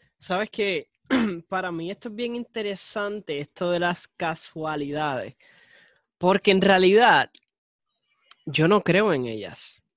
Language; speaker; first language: Spanish; native; Spanish